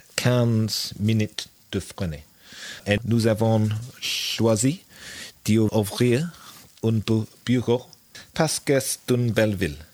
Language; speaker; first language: French; non-native, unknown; English